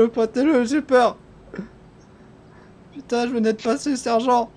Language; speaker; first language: French; native; French